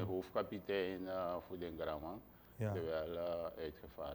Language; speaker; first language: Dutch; non-native, local second language; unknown